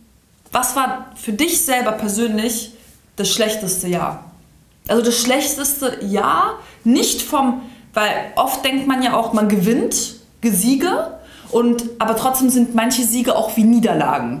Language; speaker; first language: German; early bilingual, other home language; Serbian